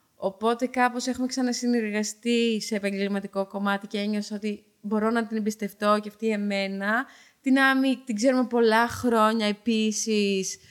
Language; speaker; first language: Greek; early bilingual, heritage; Dutch